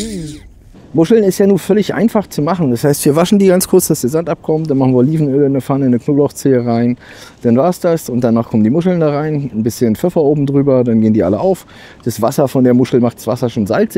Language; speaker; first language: German; native; German